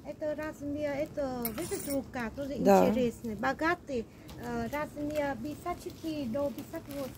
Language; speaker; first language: Russian; non-native, learner; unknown